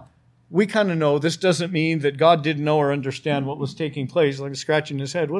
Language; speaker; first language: English; native; English